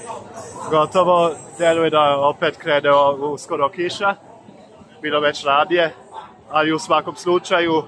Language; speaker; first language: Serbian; non-native, fluent; German